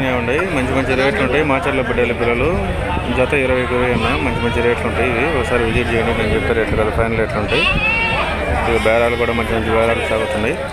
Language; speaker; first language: Telugu; native; Telugu